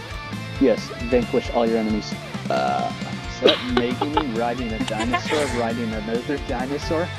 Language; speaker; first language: English; native; English